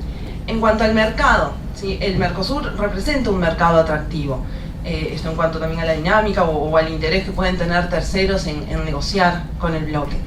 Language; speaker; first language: Spanish; native; Spanish